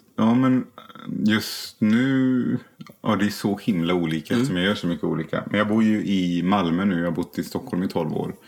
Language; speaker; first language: Swedish; native; Swedish